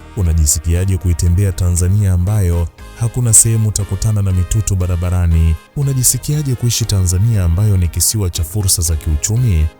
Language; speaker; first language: Swahili; native; Swahili